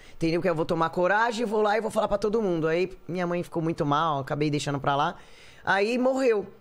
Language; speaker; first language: Portuguese; native; Portuguese